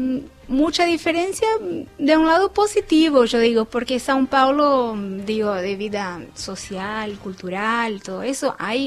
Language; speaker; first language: Spanish; non-native, fluent; Portuguese